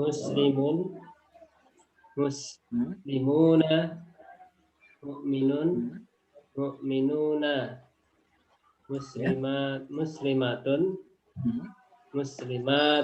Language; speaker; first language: Arabic; non-native, learner; Indonesian